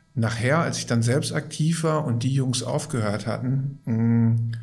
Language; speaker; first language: German; native; German